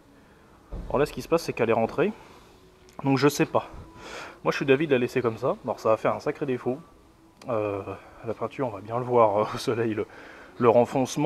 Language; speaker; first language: French; native; French